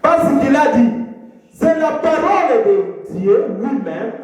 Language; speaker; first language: French; non-native, local second language; Swahili